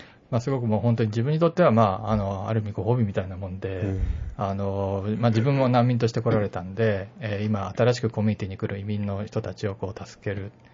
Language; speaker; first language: Japanese; native; Japanese